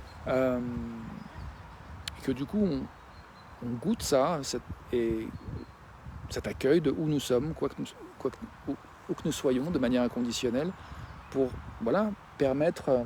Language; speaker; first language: French; native; French